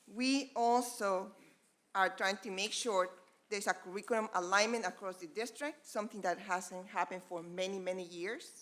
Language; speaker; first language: English; non-native, fluent; Spanish